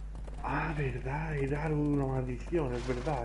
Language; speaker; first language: Spanish; native; Spanish